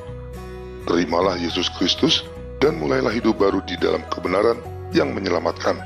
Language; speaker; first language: Indonesian; native; Indonesian